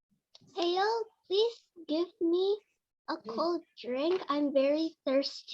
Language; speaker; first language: English; non-native, learner; Indonesian